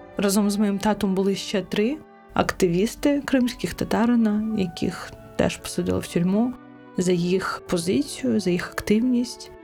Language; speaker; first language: Ukrainian; non-native, local second language; Crimean Tatar